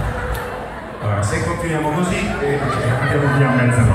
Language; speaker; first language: Italian; native; Italian